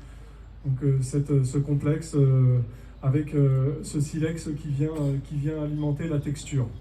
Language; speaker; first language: French; native; French